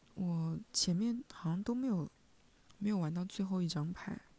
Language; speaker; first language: Chinese; native; Chinese